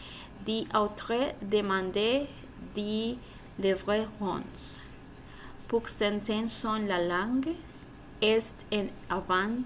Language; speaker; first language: French; non-native, learner; Spanish